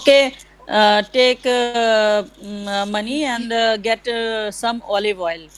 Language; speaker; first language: English; non-native, learner; Hindi